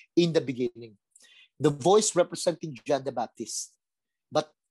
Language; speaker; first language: English; non-native, local second language; Filipino